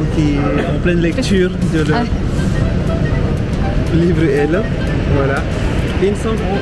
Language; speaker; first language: French; native; French